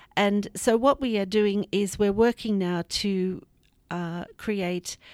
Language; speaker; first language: English; native; English